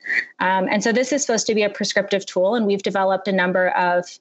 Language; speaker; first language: English; native; English